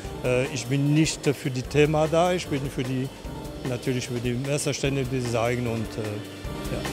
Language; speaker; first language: German; non-native, fluent; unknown